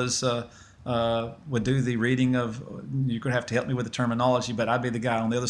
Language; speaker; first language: English; native; English